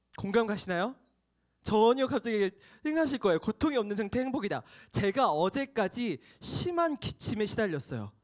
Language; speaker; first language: Korean; native; Korean